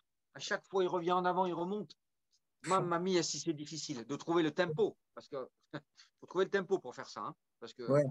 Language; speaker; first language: French; native; French